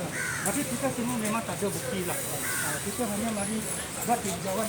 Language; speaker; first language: Malay; native; Malay